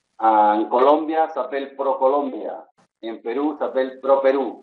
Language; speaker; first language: French; non-native, fluent; Spanish